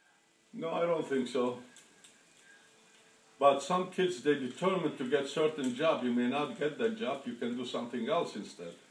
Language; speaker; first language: English; non-native, fluent; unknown